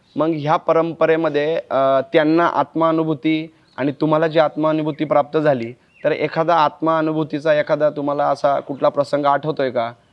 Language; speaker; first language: Marathi; native; Marathi